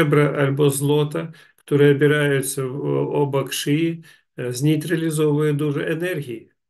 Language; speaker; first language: Polish; non-native, learner; Russian